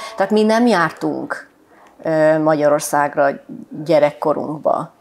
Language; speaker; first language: Hungarian; early bilingual, heritage; Hungarian